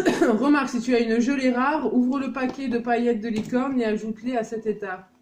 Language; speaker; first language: French; native; French